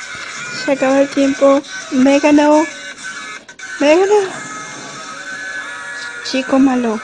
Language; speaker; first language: Spanish; early bilingual, heritage; Spanish